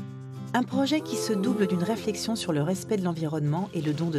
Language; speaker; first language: French; native; French